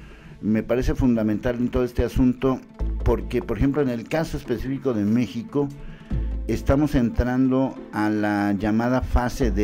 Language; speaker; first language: Spanish; native; Spanish